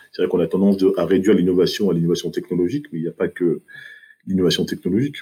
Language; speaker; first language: French; early bilingual, other home language; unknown